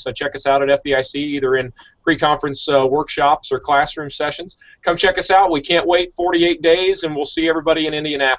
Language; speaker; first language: English; native; English